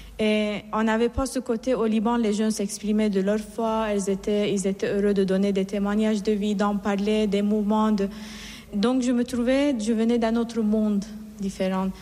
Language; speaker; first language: French; non-native, fluent; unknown